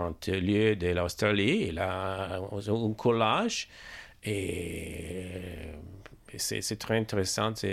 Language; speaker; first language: French; non-native, learner; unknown